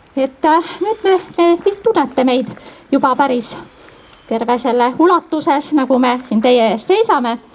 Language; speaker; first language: Estonian; native; Estonian